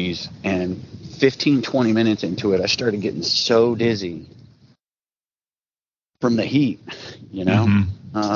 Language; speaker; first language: English; native; English